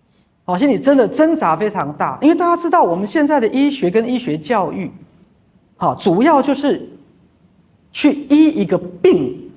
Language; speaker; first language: Chinese; native; Chinese